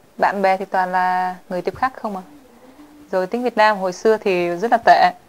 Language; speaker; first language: Vietnamese; early bilingual, heritage; Vietnamese